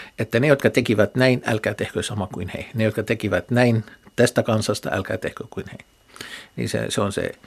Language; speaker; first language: Finnish; non-native, fluent; Arabic